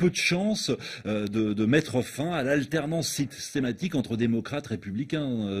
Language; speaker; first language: French; native; French